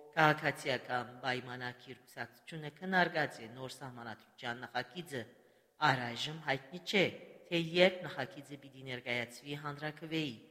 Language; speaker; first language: Armenian; early bilingual, heritage; Armenian